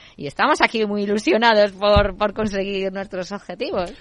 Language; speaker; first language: Spanish; native; Spanish